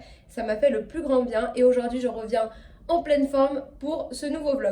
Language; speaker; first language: French; native; French